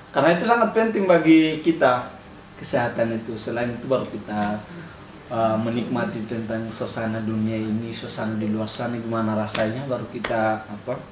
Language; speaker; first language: Indonesian; non-native, fluent; Tetum